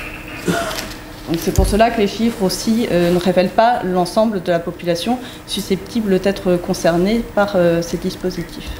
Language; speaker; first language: French; native; French